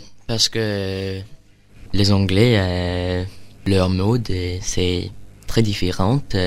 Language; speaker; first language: French; non-native, learner; English